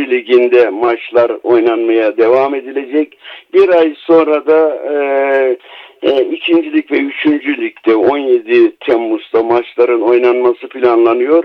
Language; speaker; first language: Turkish; native; Turkish